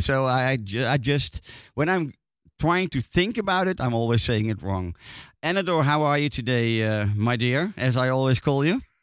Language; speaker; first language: English; non-native, fluent; Dutch